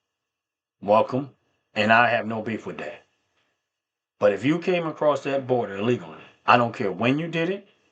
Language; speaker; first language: English; native; English